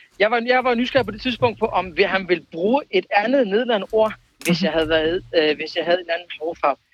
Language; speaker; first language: Danish; early bilingual, other home language; Kurdish